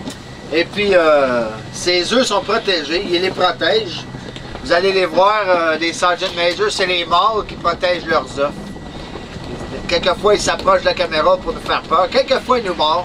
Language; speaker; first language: French; native; French